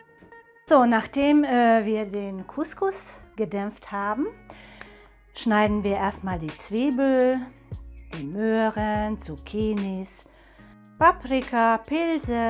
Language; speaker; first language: German; non-native, fluent; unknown